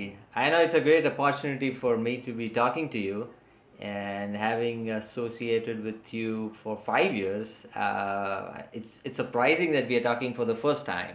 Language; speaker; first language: English; native; English